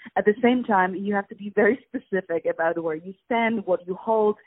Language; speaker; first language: English; non-native, fluent; Polish